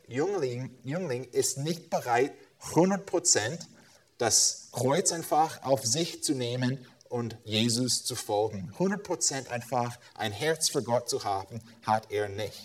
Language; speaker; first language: German; non-native, fluent; English